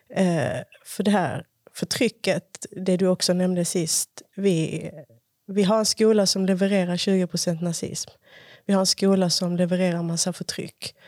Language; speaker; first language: Swedish; early bilingual, other home language; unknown